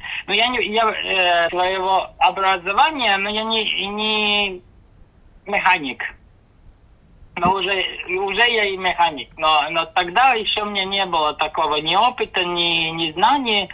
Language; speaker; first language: Russian; non-native, local second language; Latvian